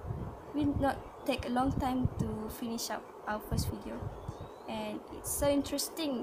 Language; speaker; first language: English; non-native, learner; Malay